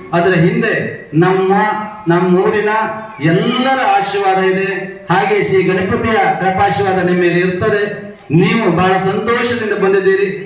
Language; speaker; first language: Kannada; native; Kannada